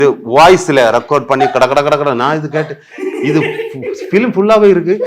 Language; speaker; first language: Tamil; non-native, learner; Malayalam